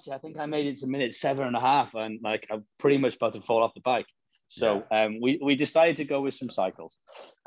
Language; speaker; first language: English; native; English